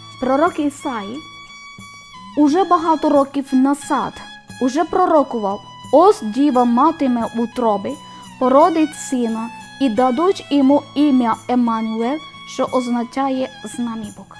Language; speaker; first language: Ukrainian; non-native, learner; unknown